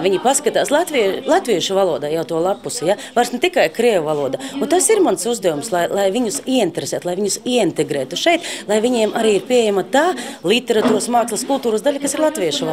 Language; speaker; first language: Latvian; non-native, local second language; Russian